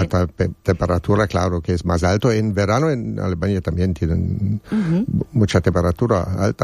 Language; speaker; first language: Spanish; non-native, fluent; German